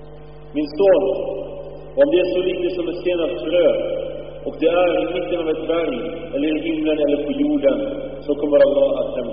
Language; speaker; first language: Swedish; early bilingual, other home language; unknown